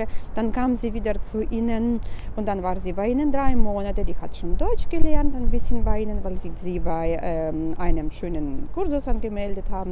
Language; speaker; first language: German; non-native, fluent; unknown